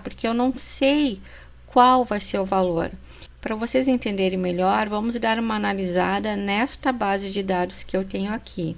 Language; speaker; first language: Portuguese; native; Portuguese